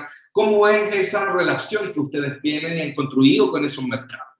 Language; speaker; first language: Spanish; native; Spanish